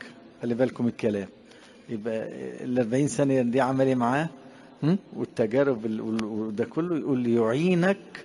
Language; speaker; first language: Arabic; native; Arabic